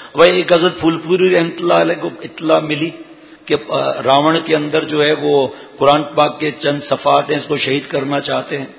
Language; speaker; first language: Urdu; native; Urdu